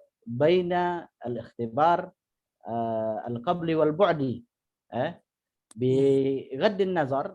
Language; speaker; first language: Arabic; non-native, fluent; Indonesian